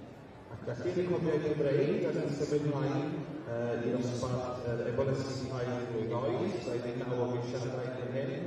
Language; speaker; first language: Welsh; native; Welsh